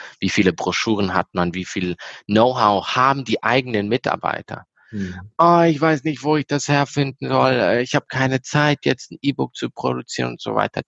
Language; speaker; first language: German; early bilingual, heritage; German